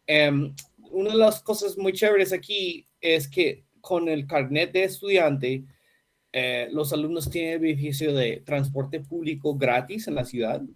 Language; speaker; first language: Spanish; non-native, fluent; English